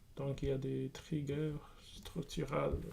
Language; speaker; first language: French; non-native, learner; English